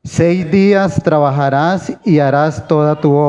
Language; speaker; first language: Spanish; native; Spanish